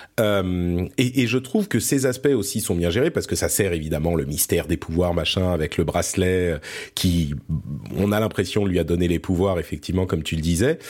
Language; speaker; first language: French; early bilingual, other home language; Arabic